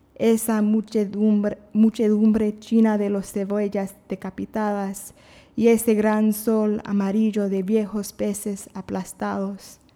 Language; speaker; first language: Spanish; non-native, learner; English